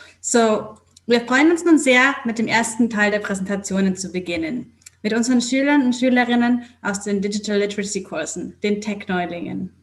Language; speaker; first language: German; native; German